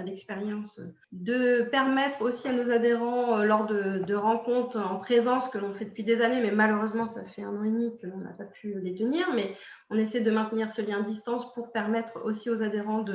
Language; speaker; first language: French; native; French